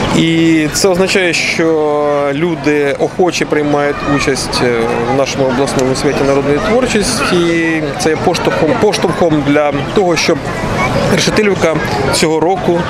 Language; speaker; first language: Ukrainian; native; Ukrainian